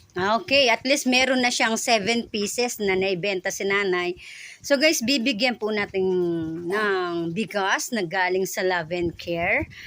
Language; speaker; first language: Filipino; non-native, local second language; Bikol